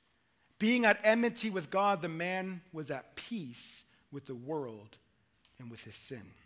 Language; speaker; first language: English; native; English